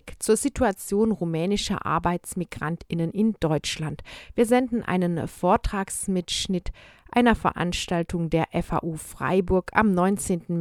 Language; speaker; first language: German; native; German